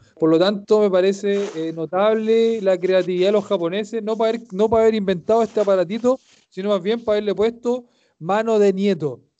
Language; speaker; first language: Spanish; native; Spanish